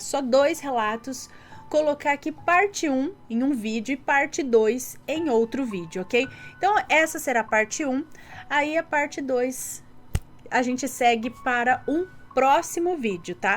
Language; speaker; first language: Portuguese; native; Portuguese